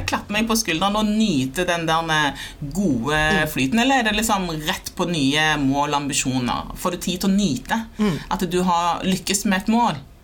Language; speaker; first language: Norwegian; early bilingual, other home language; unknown